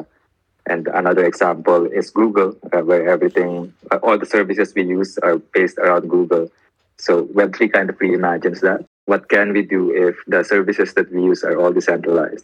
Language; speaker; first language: English; non-native, local second language; Filipino